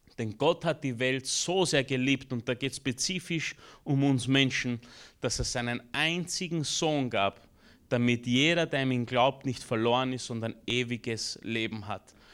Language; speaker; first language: German; early bilingual, other home language; Romanian